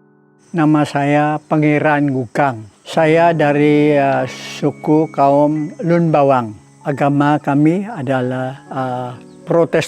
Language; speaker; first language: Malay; non-native, local second language; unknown